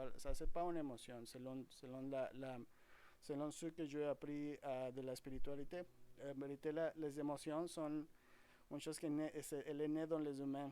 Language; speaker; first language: French; non-native, fluent; Spanish